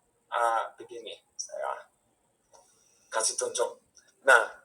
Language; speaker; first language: Indonesian; non-native, fluent; English